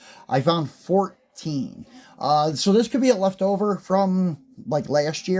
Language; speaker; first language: English; native; English